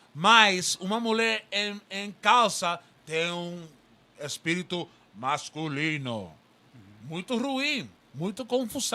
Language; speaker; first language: Portuguese; non-native, learner; Spanish